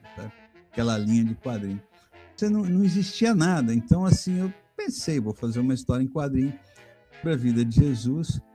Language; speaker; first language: Portuguese; native; Portuguese